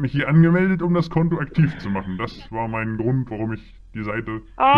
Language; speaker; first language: German; native; German